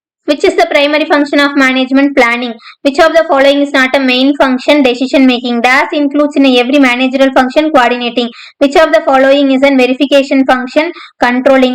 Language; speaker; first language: English; non-native, local second language; Tamil